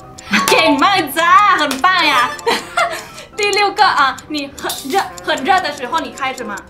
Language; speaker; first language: Chinese; non-native, learner; Thai